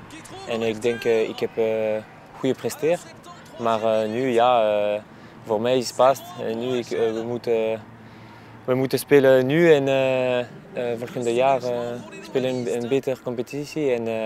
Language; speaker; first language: Dutch; non-native, local second language; Spanish